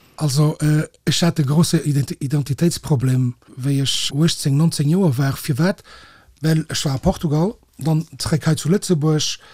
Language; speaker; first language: Luxembourgish; early bilingual, other home language; Portuguese